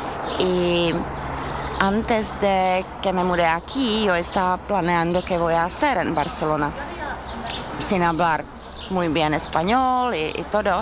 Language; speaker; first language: Spanish; non-native, learner; Czech